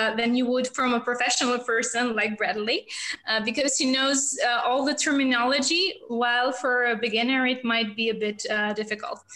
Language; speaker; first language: English; non-native, fluent; Albanian